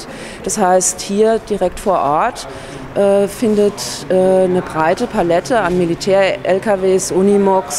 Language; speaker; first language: German; native; German